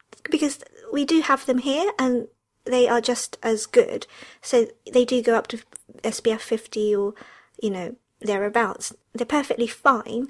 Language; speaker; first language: English; early bilingual, other home language; Japanese